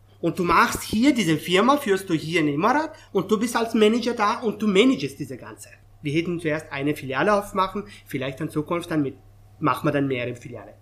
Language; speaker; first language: German; non-native, fluent; Persian